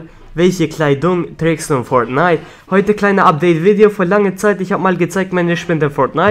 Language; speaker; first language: German; non-native, learner; Albanian